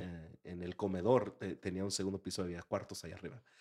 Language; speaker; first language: Spanish; early bilingual, heritage; Spanish